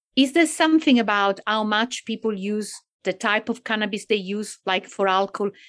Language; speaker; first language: English; non-native, fluent; Italian